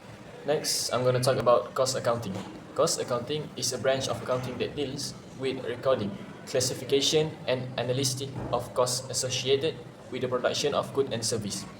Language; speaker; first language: English; non-native, local second language; Malay